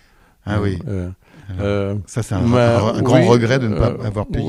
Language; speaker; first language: French; native; French